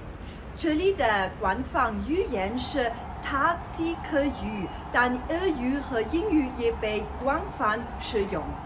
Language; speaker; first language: Chinese; non-native, fluent; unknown